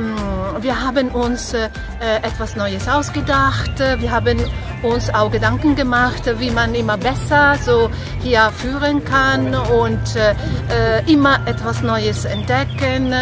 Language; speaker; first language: German; non-native, fluent; Italian